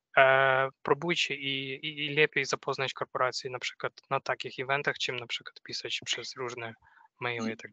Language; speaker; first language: Polish; non-native, fluent; Ukrainian